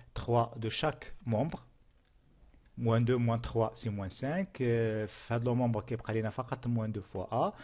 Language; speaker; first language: French; non-native, local second language; Arabic